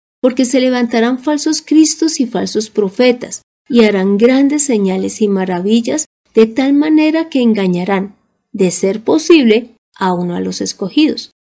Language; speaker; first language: Spanish; native; Spanish